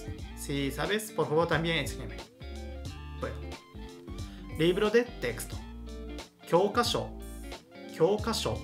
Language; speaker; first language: Spanish; non-native, fluent; Japanese